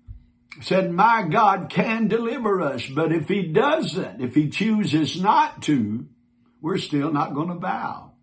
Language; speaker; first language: English; native; English